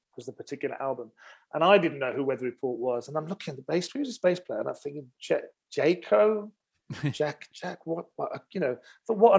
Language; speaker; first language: English; native; English